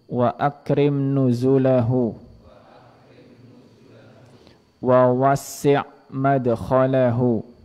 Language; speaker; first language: Indonesian; non-native, local second language; Javanese